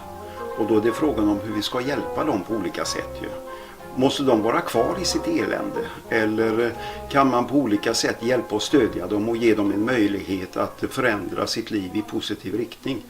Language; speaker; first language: Swedish; native; Swedish